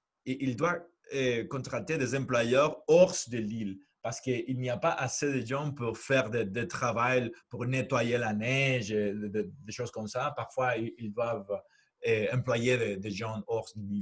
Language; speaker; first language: French; non-native, fluent; Spanish